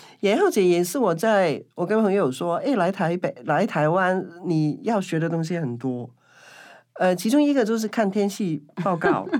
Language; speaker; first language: Chinese; non-native, local second language; Cantonese